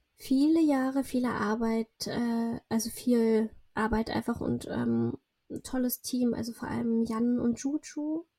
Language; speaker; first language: German; early bilingual, other home language; Russian